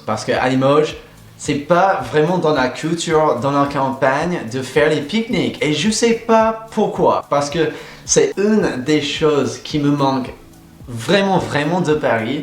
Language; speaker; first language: French; non-native, fluent; English